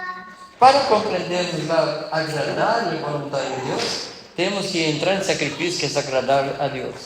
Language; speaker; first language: Spanish; non-native, fluent; Portuguese